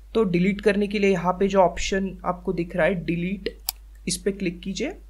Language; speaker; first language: Hindi; native; Hindi